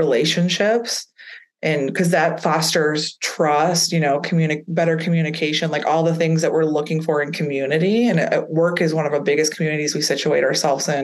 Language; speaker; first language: English; native; English